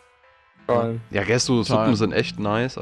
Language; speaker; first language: German; native; German